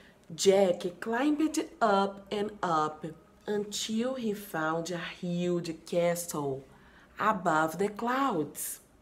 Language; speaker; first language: English; non-native, fluent; Portuguese